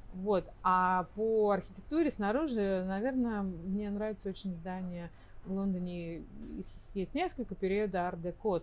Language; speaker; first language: Russian; native; Russian